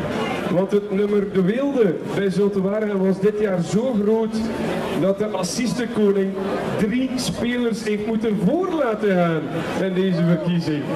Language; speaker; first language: Dutch; native; Dutch